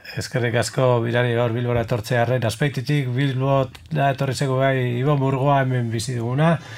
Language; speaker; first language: Basque; native; Basque